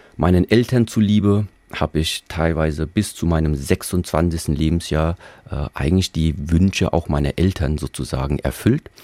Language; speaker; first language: German; early bilingual, other home language; Vietnamese